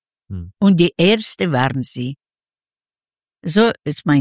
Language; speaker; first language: German; non-native, learner; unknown